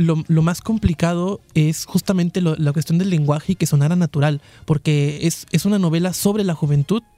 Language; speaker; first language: Spanish; native; Spanish